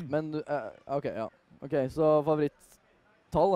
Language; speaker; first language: Norwegian; native; Norwegian